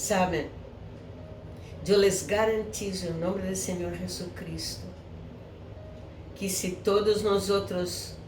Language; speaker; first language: Spanish; non-native, fluent; Portuguese